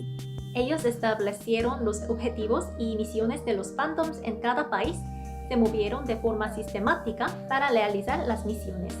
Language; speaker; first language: Spanish; non-native, fluent; Korean